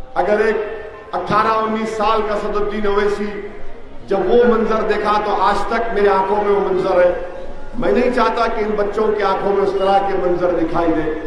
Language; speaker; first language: Urdu; native; Urdu